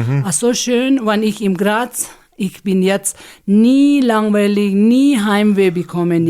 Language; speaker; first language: German; non-native, learner; Ladakhi